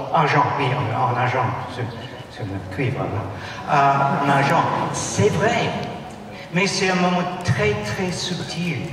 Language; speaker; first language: French; non-native, learner; English